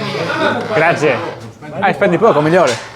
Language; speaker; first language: Italian; non-native, learner; Catalan